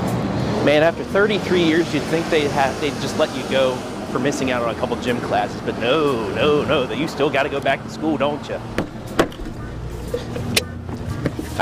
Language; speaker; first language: English; native; English